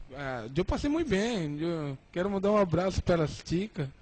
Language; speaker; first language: Spanish; non-native, learner; Portuguese